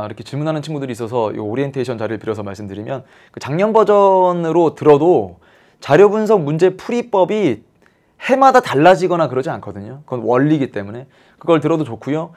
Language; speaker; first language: Korean; native; Korean